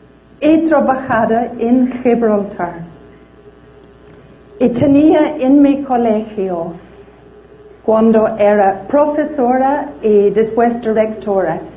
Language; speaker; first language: Spanish; non-native, fluent; English